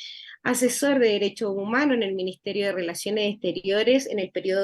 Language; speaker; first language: Spanish; native; Spanish